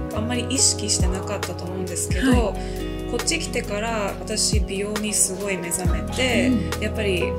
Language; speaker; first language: Japanese; non-native, fluent; English